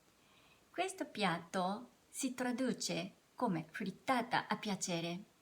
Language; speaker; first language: Italian; non-native, fluent; Japanese